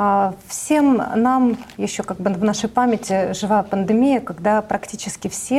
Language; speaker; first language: Russian; native; Russian